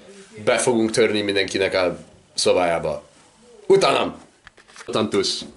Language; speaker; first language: Hungarian; early bilingual, heritage; Hungarian